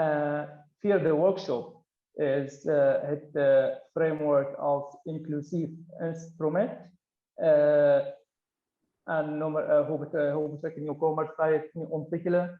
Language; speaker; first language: Dutch; non-native, fluent; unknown